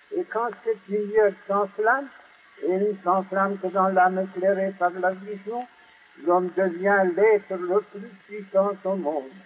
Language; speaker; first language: French; non-native, fluent; Russian